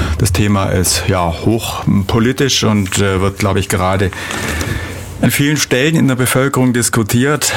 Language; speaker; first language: German; native; German